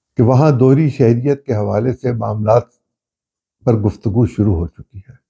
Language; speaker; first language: Urdu; non-native, local second language; Punjabi